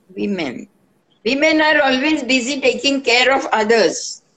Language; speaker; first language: English; non-native, local second language; Marathi